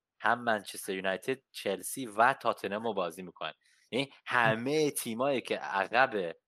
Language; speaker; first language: Persian; early bilingual, heritage; Persian